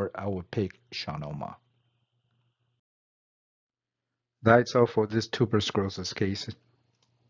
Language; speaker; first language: English; non-native, fluent; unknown